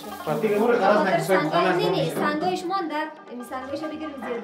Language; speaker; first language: Persian; native; Persian